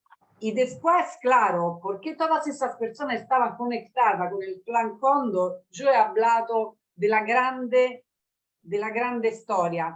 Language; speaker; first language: Spanish; non-native, learner; Italian